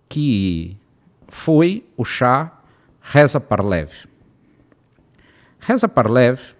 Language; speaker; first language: Portuguese; native; Portuguese